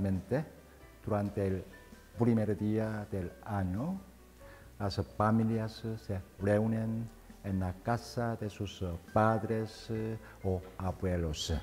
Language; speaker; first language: Spanish; non-native, fluent; Korean